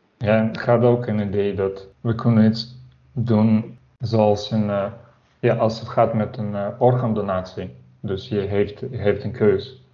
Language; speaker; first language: Dutch; non-native, learner; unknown